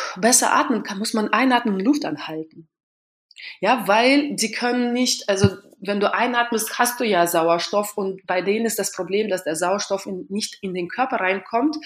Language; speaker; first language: German; non-native, fluent; Russian